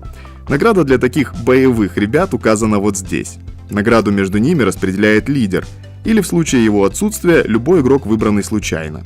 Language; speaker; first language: Russian; native; Russian